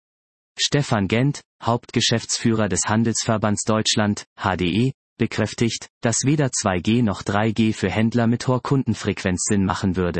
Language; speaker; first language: German; native; German